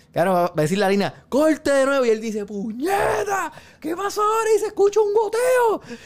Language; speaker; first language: Spanish; native; Spanish